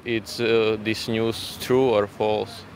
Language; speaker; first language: English; non-native, learner; Slovak